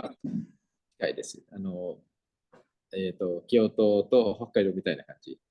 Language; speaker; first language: Japanese; non-native, fluent; Thai